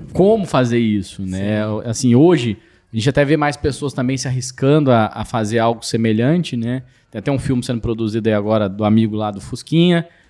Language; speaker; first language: Portuguese; native; Portuguese